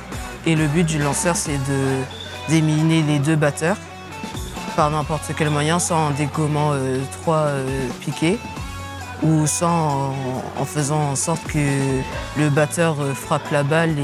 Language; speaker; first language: French; native; French